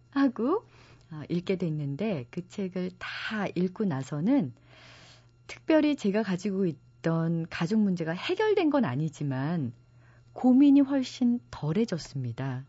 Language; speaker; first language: Korean; native; Korean